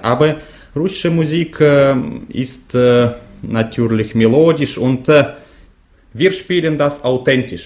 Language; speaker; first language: German; non-native, fluent; Russian